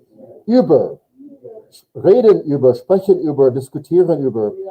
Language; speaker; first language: German; non-native, fluent; English